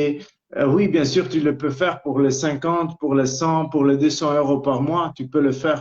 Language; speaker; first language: French; non-native, local second language; Italian